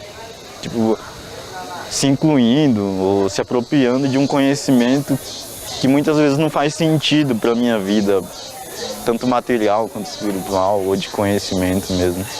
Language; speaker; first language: Portuguese; non-native, local second language; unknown